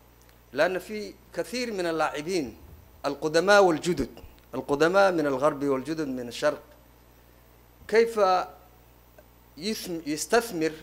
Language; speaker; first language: Arabic; non-native, local second language; Somali